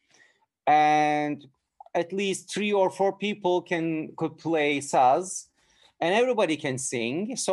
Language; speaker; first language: English; non-native, fluent; Turkish